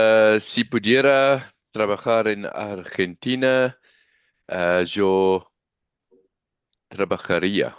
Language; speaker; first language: Spanish; non-native, learner; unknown